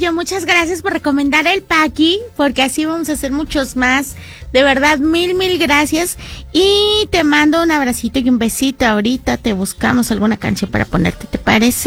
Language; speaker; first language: Spanish; native; Spanish